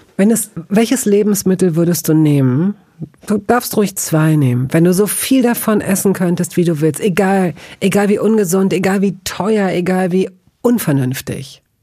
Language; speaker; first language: German; native; German